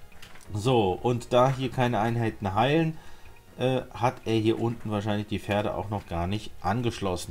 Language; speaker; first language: German; native; German